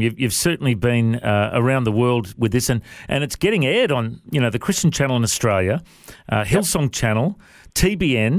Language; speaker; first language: English; native; English